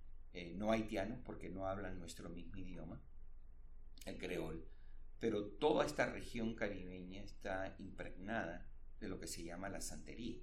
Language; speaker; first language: Spanish; native; Spanish